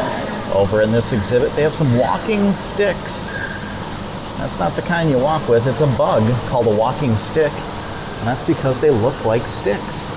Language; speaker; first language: English; native; English